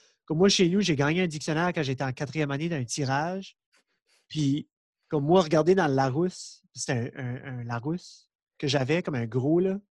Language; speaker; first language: French; native; French